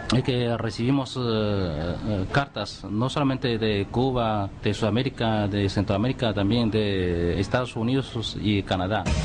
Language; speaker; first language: Spanish; non-native, fluent; Chinese